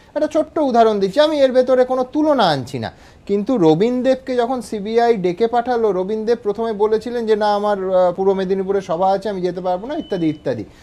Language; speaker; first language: Bangla; native; Bangla